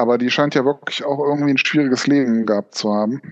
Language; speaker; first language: German; native; German